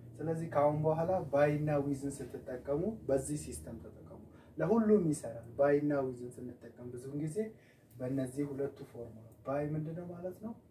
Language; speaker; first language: Amharic; native; Amharic